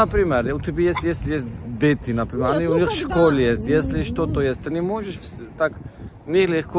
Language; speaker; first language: Russian; non-native, learner; Turkish